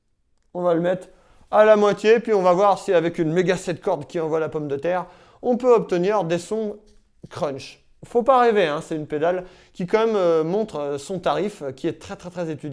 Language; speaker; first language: French; native; French